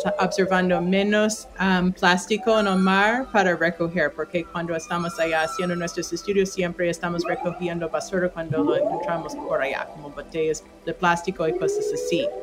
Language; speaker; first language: Spanish; non-native, fluent; English